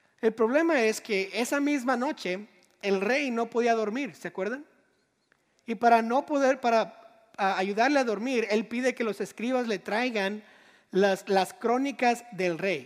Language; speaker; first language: Spanish; native; Spanish